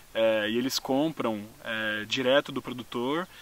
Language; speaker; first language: Portuguese; native; Portuguese